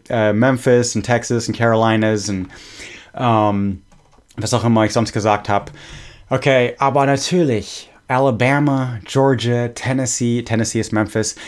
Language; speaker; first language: German; non-native, fluent; English